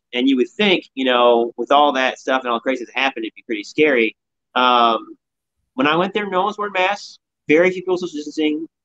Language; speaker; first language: English; native; English